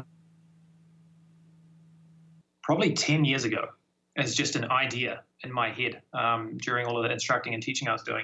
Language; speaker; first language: English; native; English